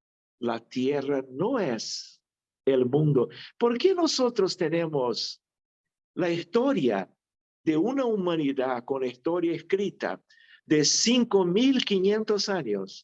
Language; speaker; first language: Spanish; non-native, fluent; Portuguese